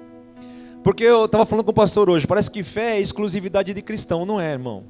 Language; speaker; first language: Portuguese; native; Portuguese